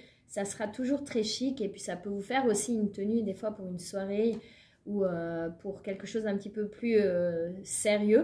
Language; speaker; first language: French; native; French